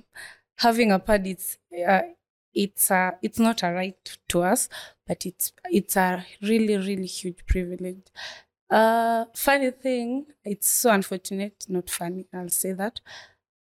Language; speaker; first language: English; non-native, local second language; Swahili